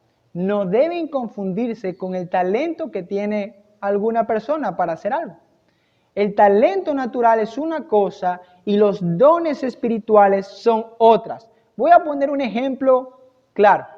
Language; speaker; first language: Spanish; native; Spanish